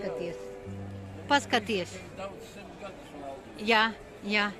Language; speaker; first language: Latvian; non-native, local second language; Russian